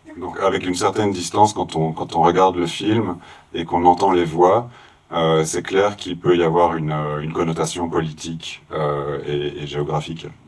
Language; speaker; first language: French; native; French